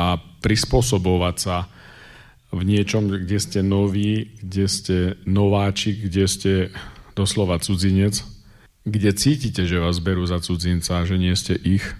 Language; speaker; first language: Slovak; native; Slovak